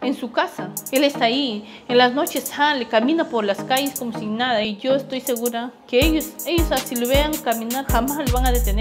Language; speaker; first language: Spanish; native; Spanish